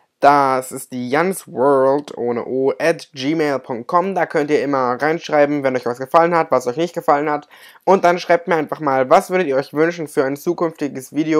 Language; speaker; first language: German; native; German